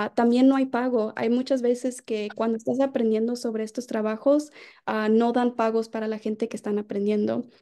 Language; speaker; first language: Spanish; native; Spanish